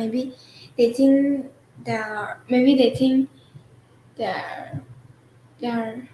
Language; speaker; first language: English; non-native, local second language; Chinese